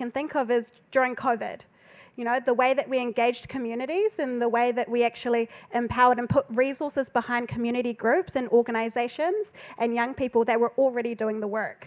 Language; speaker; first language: English; native; English